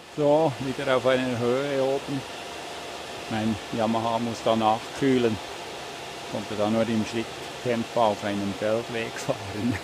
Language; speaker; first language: German; native; German